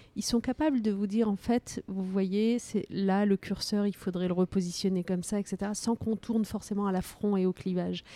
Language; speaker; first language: French; early bilingual, other home language; Riffian